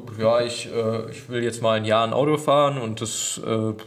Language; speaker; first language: German; native; German